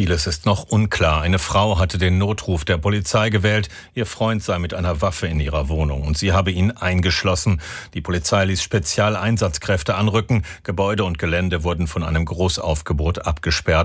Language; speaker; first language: German; native; German